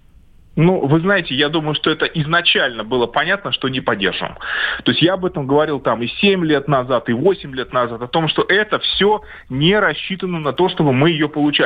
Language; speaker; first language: Russian; native; Russian